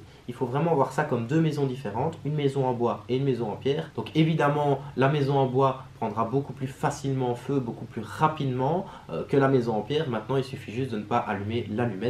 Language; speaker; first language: French; native; French